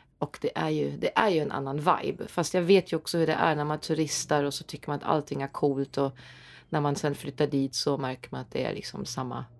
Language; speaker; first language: Swedish; non-native, fluent; German